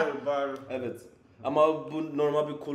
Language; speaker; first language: Turkish; non-native, learner; English